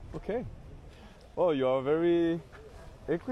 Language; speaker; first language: English; non-native, learner; French